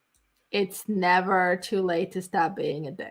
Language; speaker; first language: English; native; English